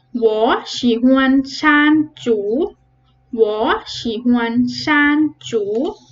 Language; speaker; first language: Chinese; non-native, fluent; Thai